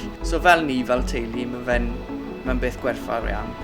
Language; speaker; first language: Welsh; native; Welsh